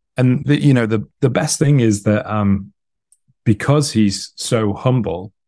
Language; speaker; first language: English; native; English